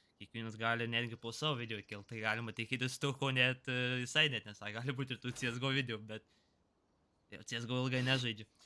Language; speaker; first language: Lithuanian; native; Lithuanian